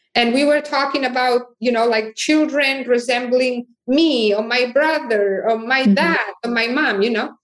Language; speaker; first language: English; non-native, fluent; Catalan